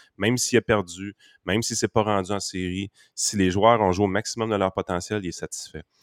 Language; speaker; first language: French; native; French